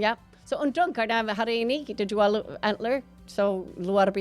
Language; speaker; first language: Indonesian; non-native, fluent; English